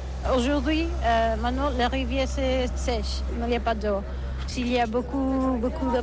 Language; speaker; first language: French; non-native, learner; Catalan